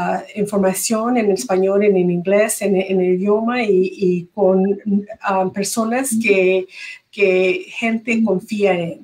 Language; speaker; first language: Spanish; early bilingual, heritage; Spanish